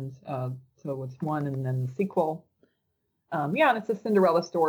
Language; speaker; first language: English; native; English